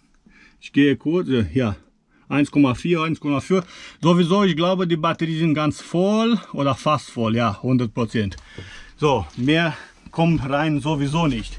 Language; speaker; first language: German; non-native, fluent; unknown